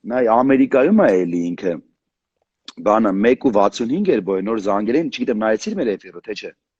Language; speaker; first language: Armenian; native; Armenian